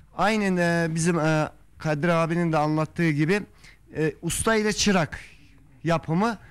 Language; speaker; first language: Turkish; native; Turkish